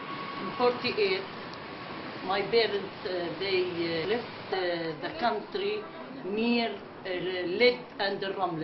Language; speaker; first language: English; non-native, learner; Arabic